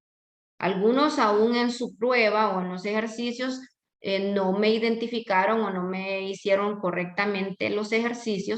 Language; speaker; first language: Spanish; native; Spanish